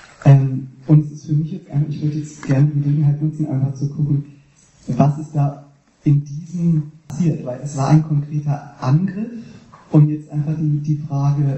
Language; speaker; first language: German; native; German